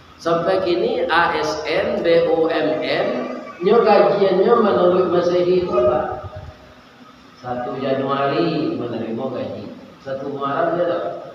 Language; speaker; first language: Malay; non-native, local second language; Minangkabau